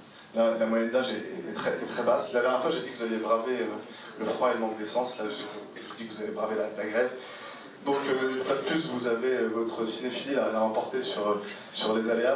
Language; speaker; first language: French; native; French